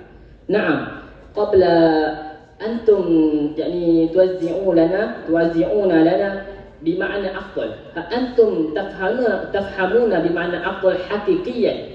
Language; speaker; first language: Arabic; non-native, learner; Malay